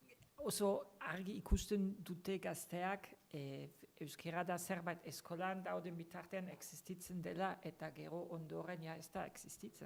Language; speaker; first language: Basque; non-native, fluent; German